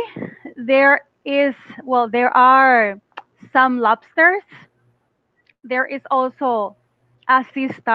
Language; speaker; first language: English; non-native, fluent; Spanish